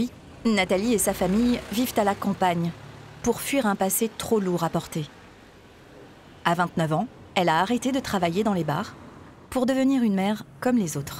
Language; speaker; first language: French; native; French